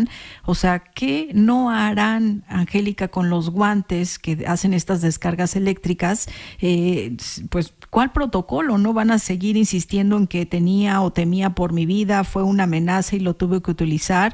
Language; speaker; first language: Spanish; native; Spanish